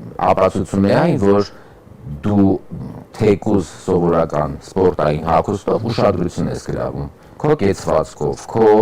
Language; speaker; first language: Armenian; native; Armenian